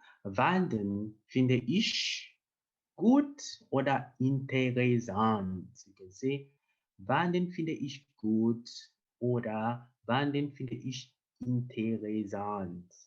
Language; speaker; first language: German; non-native, learner; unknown